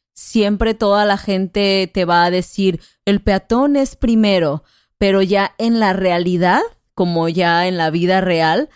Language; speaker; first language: Spanish; native; Spanish